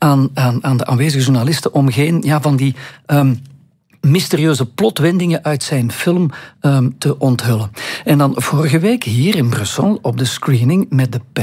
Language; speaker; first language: Dutch; native; Dutch